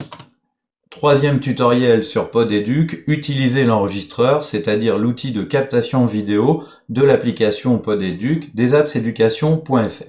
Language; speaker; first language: French; native; French